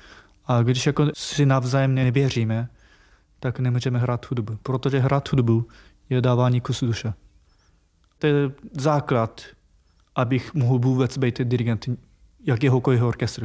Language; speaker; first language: Czech; non-native, fluent; Japanese